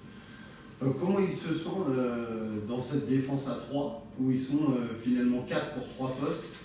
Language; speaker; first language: French; native; French